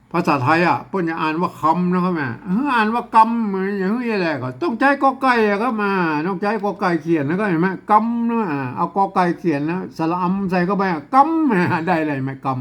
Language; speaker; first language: Thai; non-native, local second language; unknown